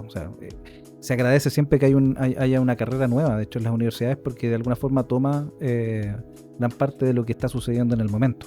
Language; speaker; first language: Spanish; native; Spanish